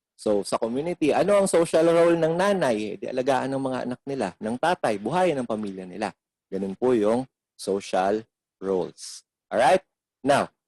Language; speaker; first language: Filipino; non-native, local second language; Iloko